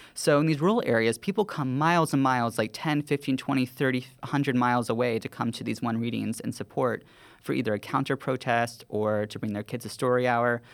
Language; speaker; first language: English; native; English